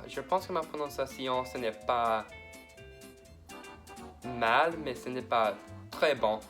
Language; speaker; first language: French; non-native, learner; English